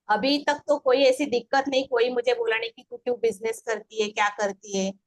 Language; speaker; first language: Hindi; non-native, local second language; Marathi